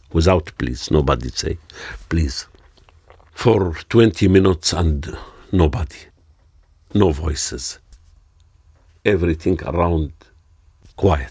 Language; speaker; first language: English; non-native, learner; Arabic